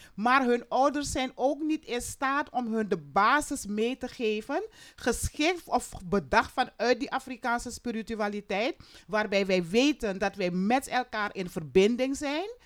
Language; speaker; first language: Dutch; native; Dutch